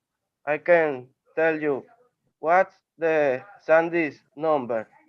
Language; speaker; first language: English; non-native, learner; Spanish